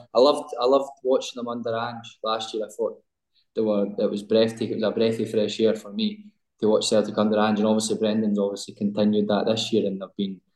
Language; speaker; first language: English; native; English